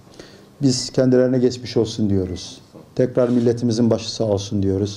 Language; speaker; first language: Turkish; native; Turkish